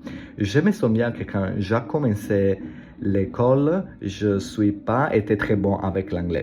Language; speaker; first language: French; non-native, learner; Italian